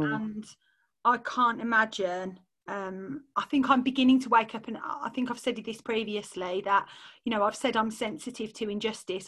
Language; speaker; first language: English; native; English